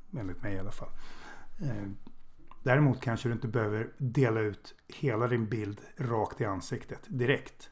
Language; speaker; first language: Swedish; native; Swedish